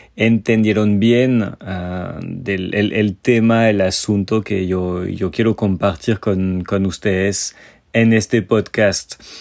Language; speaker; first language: Spanish; non-native, fluent; French